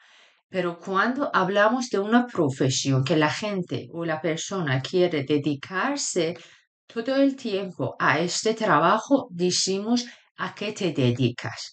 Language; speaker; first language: Spanish; non-native, fluent; Persian